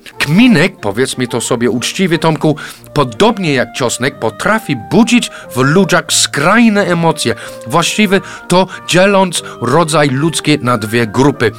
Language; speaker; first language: Polish; non-native, fluent; English